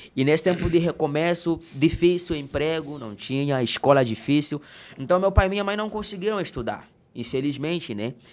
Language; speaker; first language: Portuguese; non-native, local second language; Makhuwa